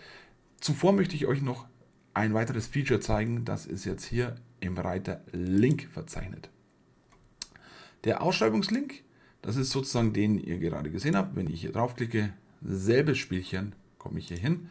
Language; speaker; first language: German; native; German